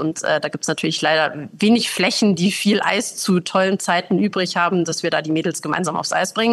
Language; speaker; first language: German; native; German